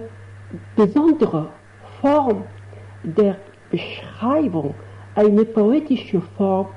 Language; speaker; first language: German; non-native, fluent; Arabic